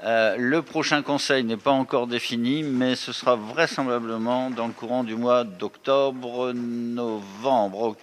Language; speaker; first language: French; native; French